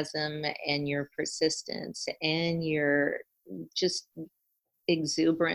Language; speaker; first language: English; native; English